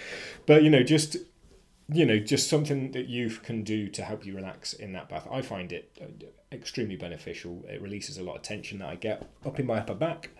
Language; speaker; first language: English; native; English